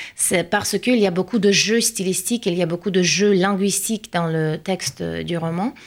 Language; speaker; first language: French; non-native, fluent; Russian